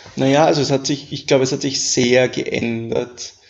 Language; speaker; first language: German; native; German